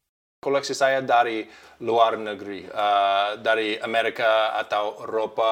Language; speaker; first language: Indonesian; non-native, fluent; English